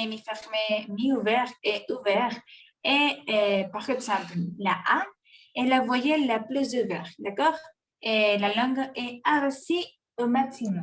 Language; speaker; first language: French; non-native, learner; Spanish